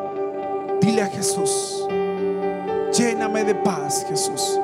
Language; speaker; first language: Spanish; native; Spanish